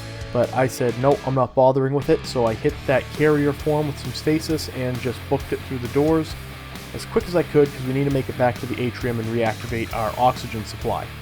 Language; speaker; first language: English; native; English